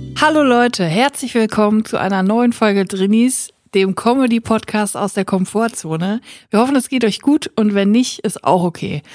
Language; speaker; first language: German; native; German